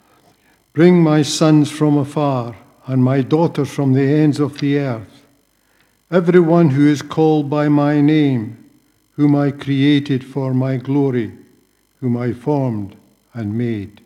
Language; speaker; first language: English; native; English